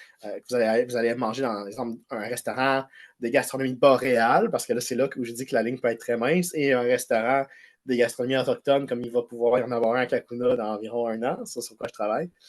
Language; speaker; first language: French; native; French